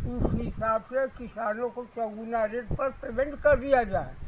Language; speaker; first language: Hindi; native; Hindi